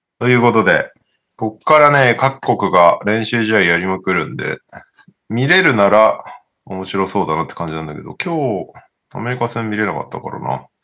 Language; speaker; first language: Japanese; early bilingual, heritage; Japanese